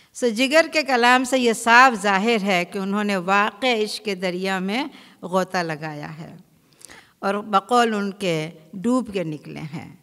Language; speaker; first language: Urdu; native; Urdu